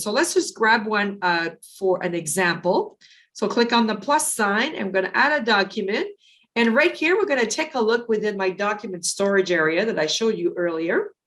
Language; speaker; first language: English; native; English